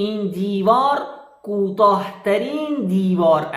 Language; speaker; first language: Persian; non-native, fluent; Urdu